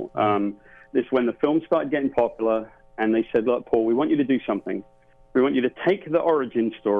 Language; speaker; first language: English; native; English